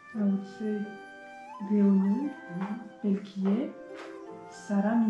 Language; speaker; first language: Korean; non-native, learner; French